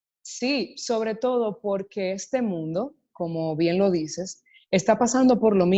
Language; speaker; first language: Spanish; native; Spanish